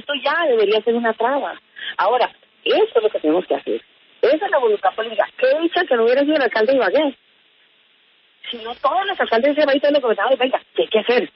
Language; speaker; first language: Spanish; native; Spanish